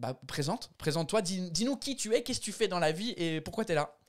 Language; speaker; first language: French; non-native, fluent; English